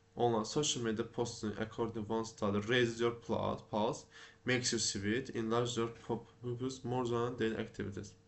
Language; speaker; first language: English; non-native, learner; Azerbaijani